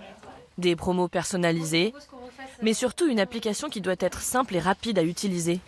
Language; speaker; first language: French; native; French